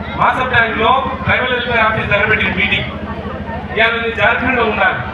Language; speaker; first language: Telugu; non-native, local second language; Lambadi